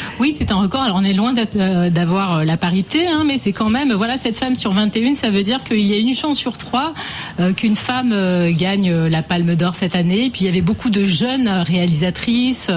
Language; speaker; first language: French; native; French